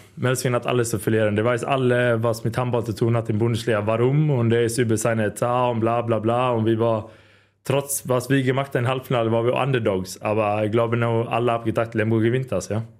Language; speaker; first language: German; non-native, learner; Swedish